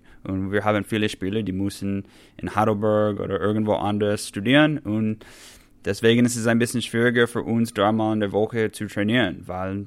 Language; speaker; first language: German; non-native, fluent; English